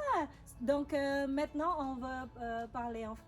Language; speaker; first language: French; non-native, learner; Indonesian